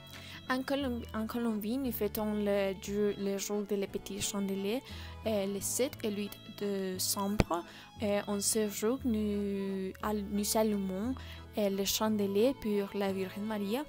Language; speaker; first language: French; non-native, learner; Spanish